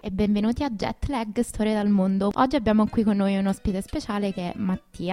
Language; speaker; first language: Italian; native; Italian